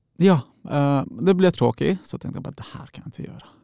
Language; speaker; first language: Swedish; non-native, fluent; Persian